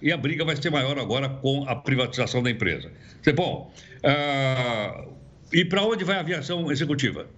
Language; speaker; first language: Portuguese; native; Portuguese